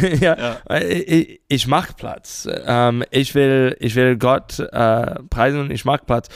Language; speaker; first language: German; non-native, fluent; English